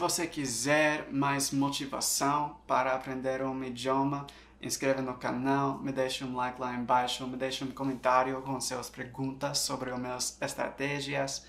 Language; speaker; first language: Portuguese; non-native, fluent; English